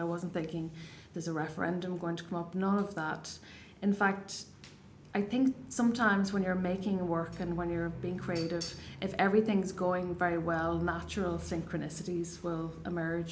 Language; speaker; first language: English; non-native, local second language; Irish